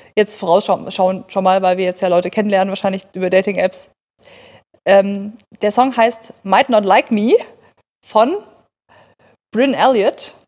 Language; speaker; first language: German; native; German